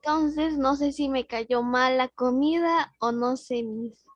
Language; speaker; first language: Spanish; native; Spanish